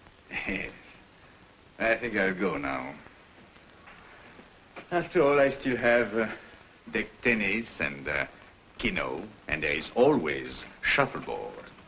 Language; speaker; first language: English; non-native, fluent; French